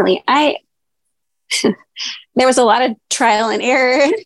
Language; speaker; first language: English; native; English